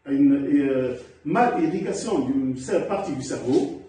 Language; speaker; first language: French; non-native, local second language; Arabic